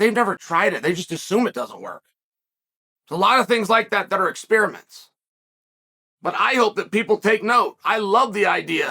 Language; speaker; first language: English; native; English